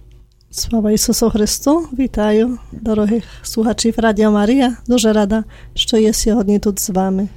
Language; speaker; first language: Ukrainian; non-native, fluent; Polish